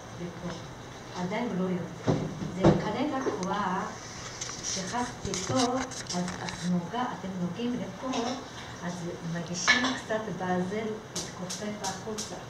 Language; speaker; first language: Hebrew; non-native, learner; Russian